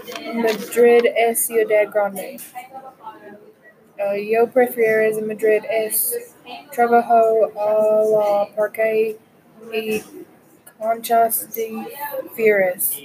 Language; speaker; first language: Spanish; non-native, learner; English